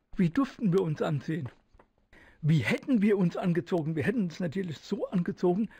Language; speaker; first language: German; native; German